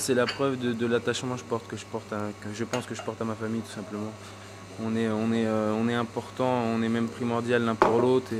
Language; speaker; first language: French; native; French